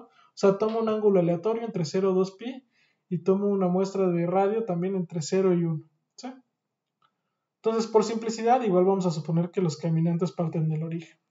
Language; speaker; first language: Spanish; native; Spanish